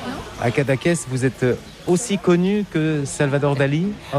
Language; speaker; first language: French; native; French